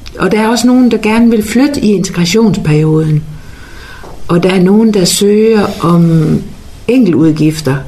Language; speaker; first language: Danish; native; Danish